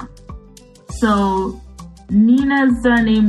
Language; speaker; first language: English; non-native, local second language; Bemba